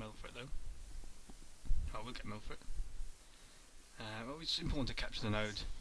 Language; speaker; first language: English; native; English